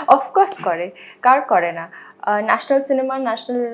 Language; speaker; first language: Bangla; non-native, local second language; Hindi